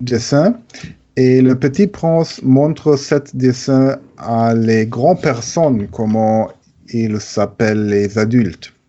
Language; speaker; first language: French; non-native, learner; German